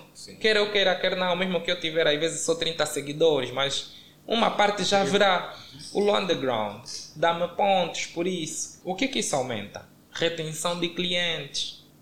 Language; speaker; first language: Portuguese; native; Portuguese